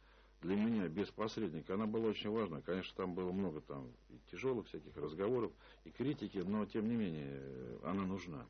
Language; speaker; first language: Russian; native; Russian